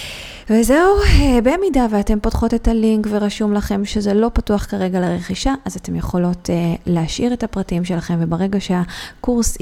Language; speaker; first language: Hebrew; native; Hebrew